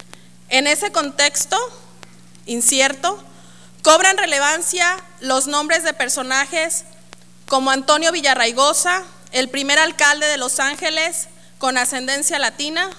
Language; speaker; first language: Spanish; native; Spanish